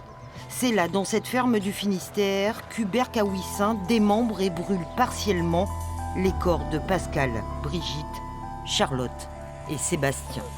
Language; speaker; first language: French; native; French